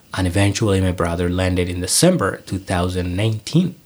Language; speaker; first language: English; non-native, fluent; Somali